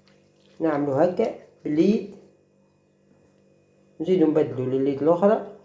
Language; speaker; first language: Arabic; native; Arabic